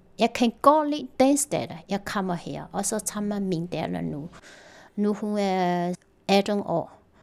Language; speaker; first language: Danish; non-native, learner; Chinese